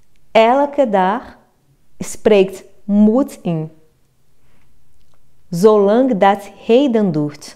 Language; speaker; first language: Dutch; non-native, fluent; Portuguese